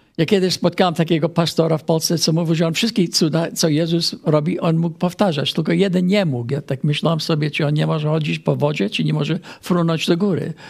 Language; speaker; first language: Polish; non-native, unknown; English